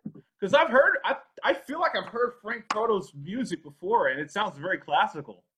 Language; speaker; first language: English; native; English